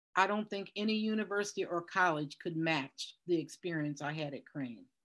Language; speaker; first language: English; native; English